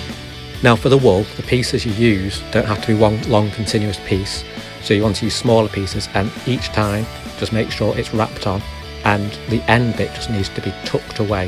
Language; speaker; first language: English; native; English